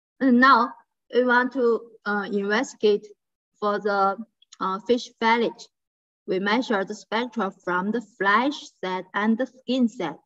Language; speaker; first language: English; non-native, fluent; Chinese